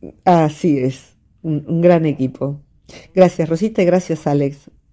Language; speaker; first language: Spanish; native; Spanish